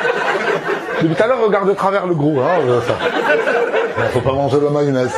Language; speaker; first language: French; native; French